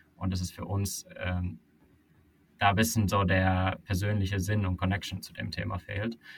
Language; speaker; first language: German; non-native, fluent; Finnish